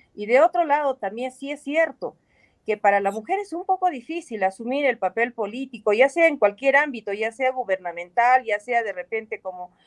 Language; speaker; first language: Spanish; native; Spanish